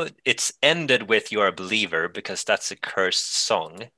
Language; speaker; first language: English; non-native, fluent; Swedish